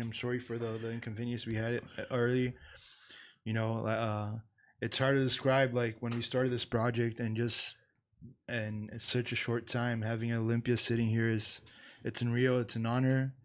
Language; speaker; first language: English; non-native, fluent; Portuguese